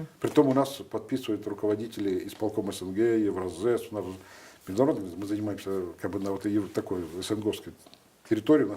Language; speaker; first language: Russian; native; Russian